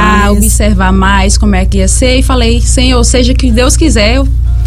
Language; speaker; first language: Portuguese; native; Portuguese